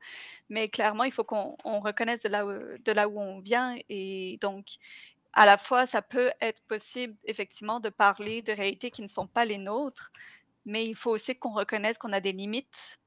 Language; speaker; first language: French; native; French